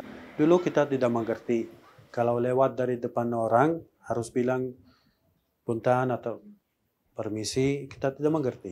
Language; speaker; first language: Indonesian; non-native, learner; Persian